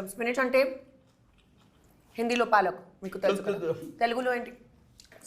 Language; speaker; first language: Telugu; non-native, learner; Hindi